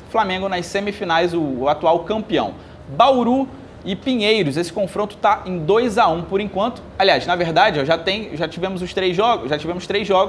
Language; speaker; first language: Portuguese; native; Portuguese